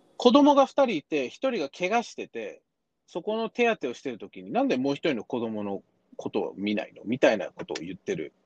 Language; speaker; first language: Japanese; early bilingual, heritage; Japanese